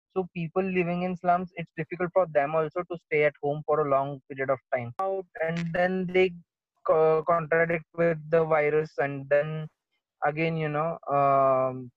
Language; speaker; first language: English; non-native, local second language; Marathi